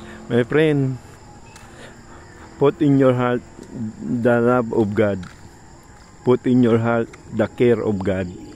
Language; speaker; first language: English; non-native, local second language; Filipino